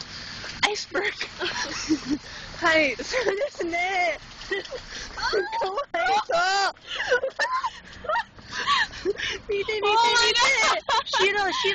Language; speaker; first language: Japanese; non-native, learner; English